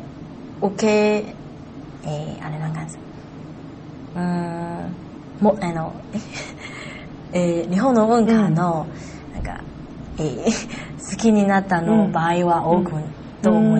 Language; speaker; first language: Japanese; non-native, learner; Chinese